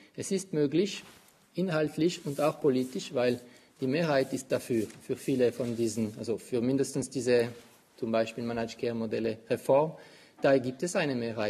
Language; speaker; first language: German; non-native, local second language; French